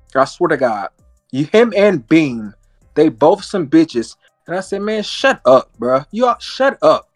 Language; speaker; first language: English; native; English